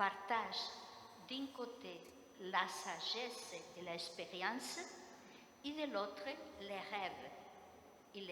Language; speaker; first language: French; non-native, fluent; Spanish